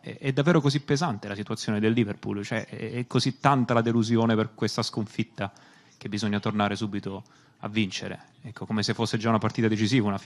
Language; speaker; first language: Italian; native; Italian